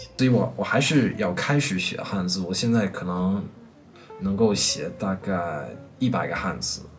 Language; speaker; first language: Chinese; non-native, fluent; English